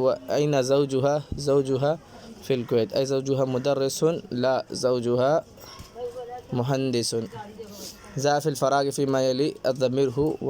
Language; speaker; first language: Arabic; non-native, fluent; Urdu